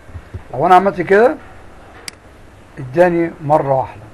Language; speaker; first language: Arabic; native; Arabic